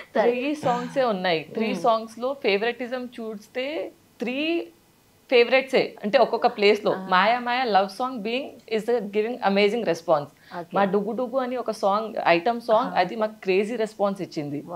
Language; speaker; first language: Telugu; non-native, local second language; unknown